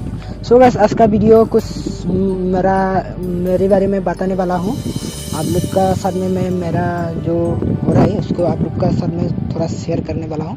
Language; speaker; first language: Hindi; non-native, local second language; Bodo